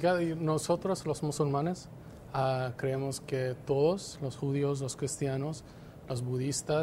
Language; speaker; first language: Spanish; non-native, fluent; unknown